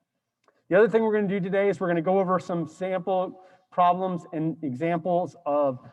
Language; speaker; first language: English; native; English